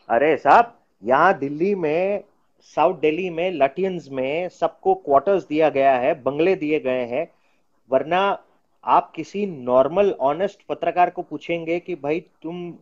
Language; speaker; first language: Hindi; non-native, local second language; Gujarati